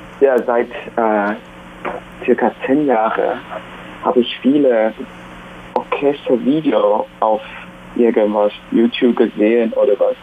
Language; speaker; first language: German; non-native, fluent; Chinese